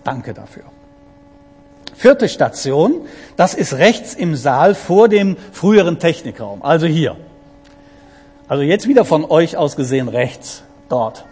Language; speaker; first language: German; native; German